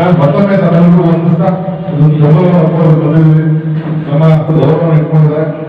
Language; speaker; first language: Kannada; non-native, local second language; Marathi